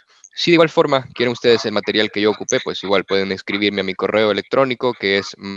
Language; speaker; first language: Spanish; native; Spanish